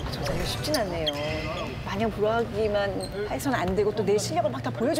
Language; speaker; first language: Korean; native; Korean